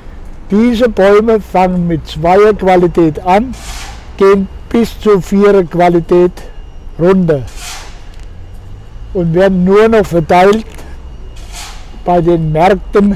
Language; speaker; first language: German; native; German